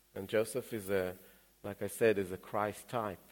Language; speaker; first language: English; early bilingual, other home language; Russian